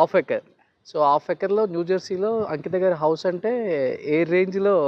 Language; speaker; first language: Telugu; native; Telugu